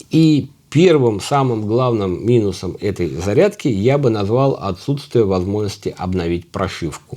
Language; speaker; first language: Russian; native; Russian